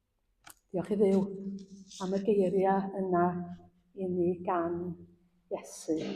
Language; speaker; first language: Welsh; native; Welsh